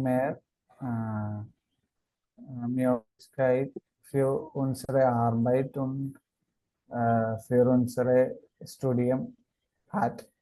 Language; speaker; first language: German; non-native, learner; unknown